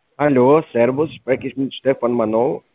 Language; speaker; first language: German; non-native, fluent; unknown